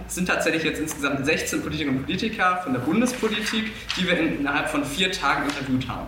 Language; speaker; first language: German; native; German